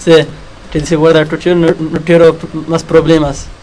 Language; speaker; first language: Spanish; non-native, learner; Arabic